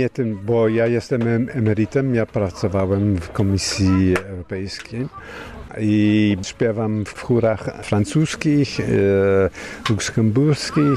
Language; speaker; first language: Polish; non-native, learner; English